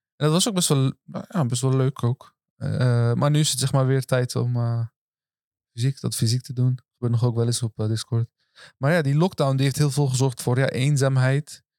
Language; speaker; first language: Dutch; early bilingual, other home language; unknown